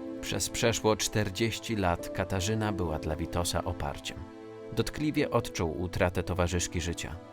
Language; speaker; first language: Polish; native; Polish